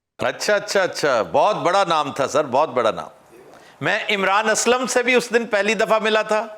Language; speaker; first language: Urdu; non-native, local second language; Punjabi